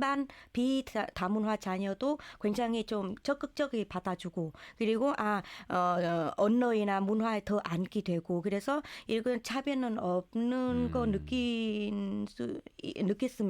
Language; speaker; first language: Korean; non-native, learner; Vietnamese